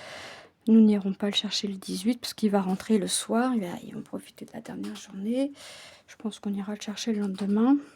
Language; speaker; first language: French; native; French